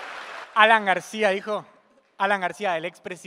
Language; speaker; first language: Spanish; native; Spanish